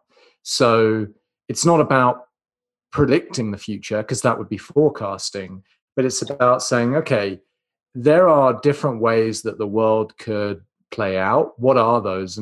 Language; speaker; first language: English; native; English